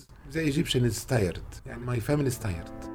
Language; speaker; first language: English; non-native, learner; Arabic